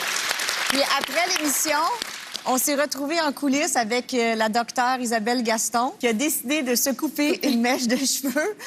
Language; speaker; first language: French; native; French